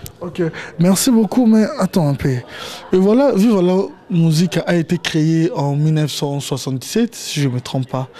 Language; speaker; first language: French; non-native, local second language; Lingala